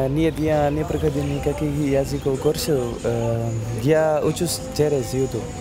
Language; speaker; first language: Russian; non-native, learner; English